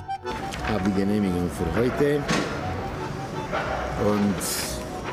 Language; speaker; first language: German; non-native, learner; Romanian